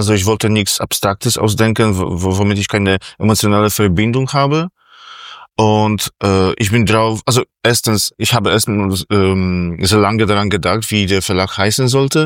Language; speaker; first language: German; non-native, fluent; Polish